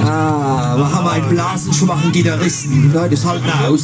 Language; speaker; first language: German; native; German